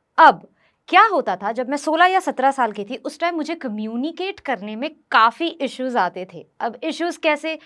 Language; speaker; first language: Hindi; non-native, local second language; Bhojpuri